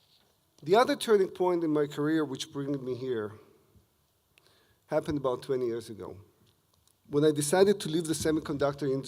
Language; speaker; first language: English; non-native, fluent; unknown